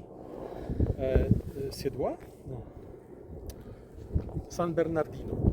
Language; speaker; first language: Russian; non-native, learner; Polish